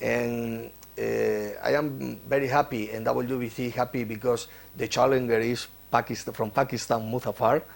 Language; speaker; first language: English; non-native, learner; Spanish